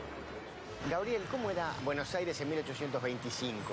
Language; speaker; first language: Spanish; native; Spanish